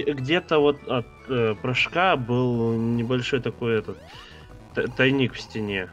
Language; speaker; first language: Russian; native; Russian